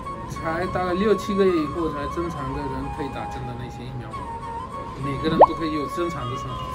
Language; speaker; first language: Chinese; non-native, fluent; Hindi